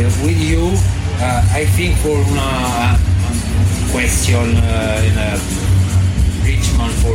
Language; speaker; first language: English; non-native, learner; Italian